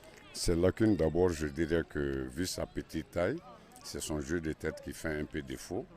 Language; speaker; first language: French; non-native, local second language; Bambara